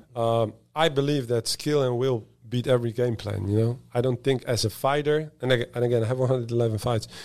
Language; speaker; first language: English; non-native, fluent; Dutch